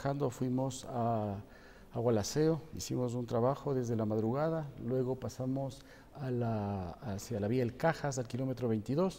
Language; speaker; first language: Spanish; native; Spanish